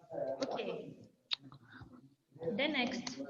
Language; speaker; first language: English; non-native, fluent; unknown